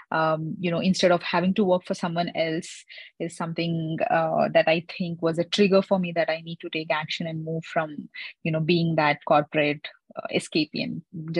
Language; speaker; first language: English; non-native, local second language; Hindi